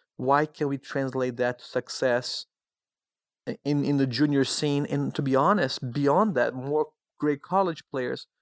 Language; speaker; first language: English; non-native, fluent; Portuguese